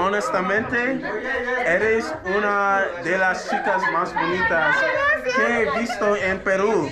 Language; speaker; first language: Spanish; non-native, learner; English